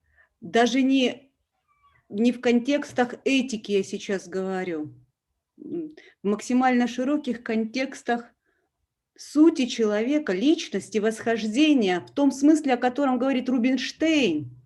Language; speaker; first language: Russian; native; Russian